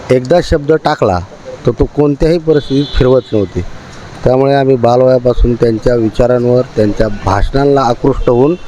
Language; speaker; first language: Marathi; native; Marathi